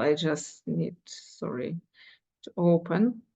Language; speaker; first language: English; non-native, fluent; Ukrainian